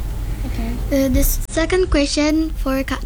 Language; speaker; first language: English; non-native, learner; Indonesian